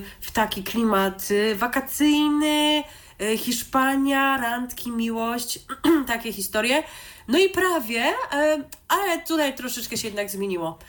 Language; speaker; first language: Polish; native; Polish